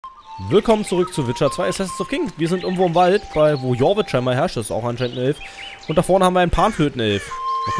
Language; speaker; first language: German; native; German